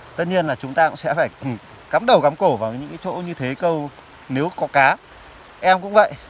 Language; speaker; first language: Vietnamese; non-native, local second language; Tày